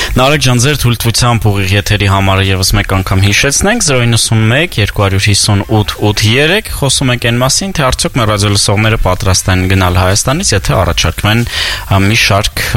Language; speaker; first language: Armenian; native; Armenian